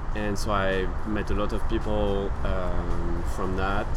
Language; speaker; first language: English; non-native, fluent; French